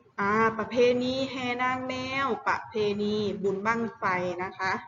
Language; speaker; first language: Thai; native; Thai